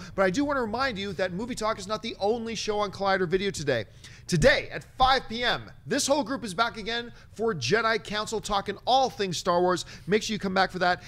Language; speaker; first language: English; native; English